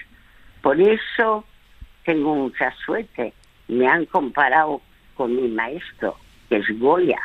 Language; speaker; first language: Spanish; early bilingual, other home language; French